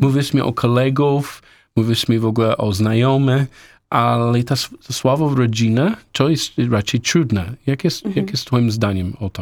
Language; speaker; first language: Polish; non-native, learner; English